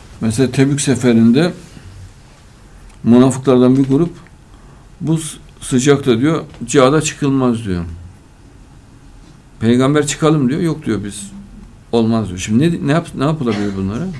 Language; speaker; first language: Turkish; native; Turkish